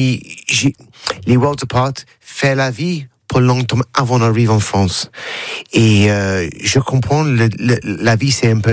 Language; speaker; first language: French; non-native, learner; English